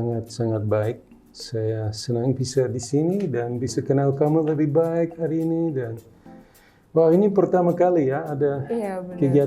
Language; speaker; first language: Indonesian; non-native, local second language; English